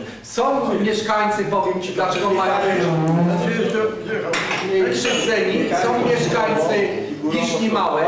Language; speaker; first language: Polish; native; Polish